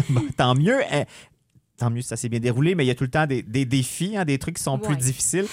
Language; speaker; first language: French; native; French